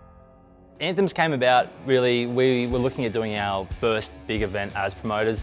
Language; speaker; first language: English; native; English